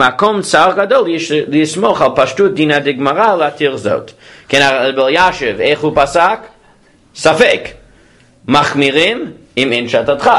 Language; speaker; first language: Hebrew; non-native, fluent; English